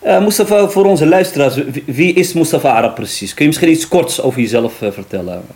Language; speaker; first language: Dutch; early bilingual, other home language; Riffian